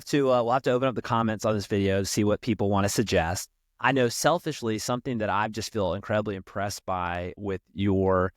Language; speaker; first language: English; native; English